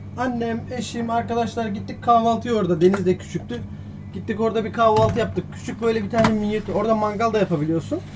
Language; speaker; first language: Turkish; native; Turkish